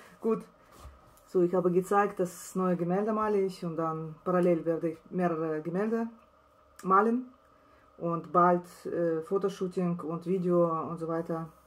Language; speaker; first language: German; non-native, learner; Russian